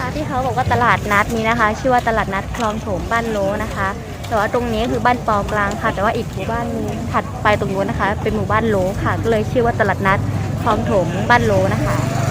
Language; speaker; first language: Thai; non-native, local second language; Hmong